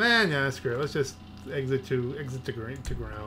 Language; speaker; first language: English; native; English